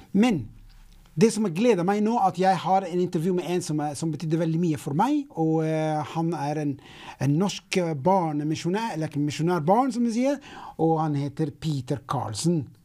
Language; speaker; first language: Norwegian; non-native, fluent; English